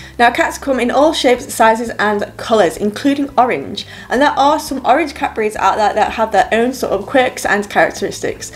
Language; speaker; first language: English; native; English